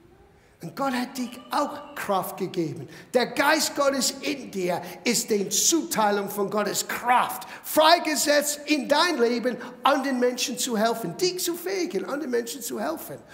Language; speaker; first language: German; non-native, fluent; English